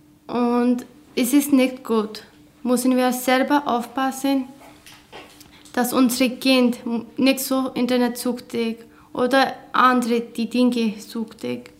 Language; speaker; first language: German; non-native, learner; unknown